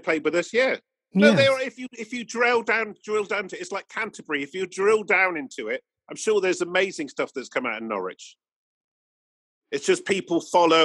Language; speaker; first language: English; native; English